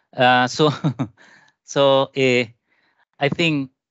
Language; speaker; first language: English; non-native, fluent; Spanish